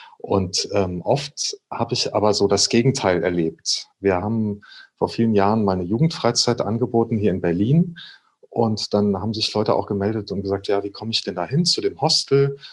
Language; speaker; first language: German; native; German